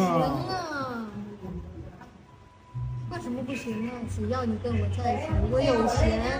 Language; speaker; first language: Chinese; non-native, learner; Vietnamese